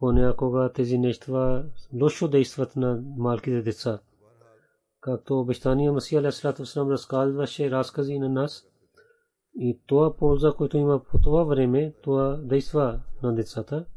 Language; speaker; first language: Bulgarian; non-native, learner; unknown